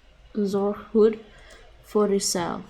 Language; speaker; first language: Dutch; non-native, learner; English